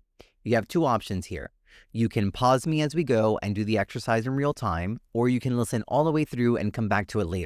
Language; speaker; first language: English; native; English